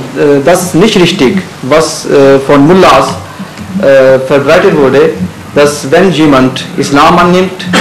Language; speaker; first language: German; non-native, fluent; Urdu